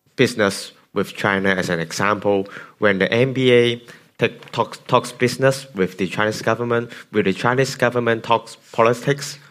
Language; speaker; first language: English; non-native, local second language; Cantonese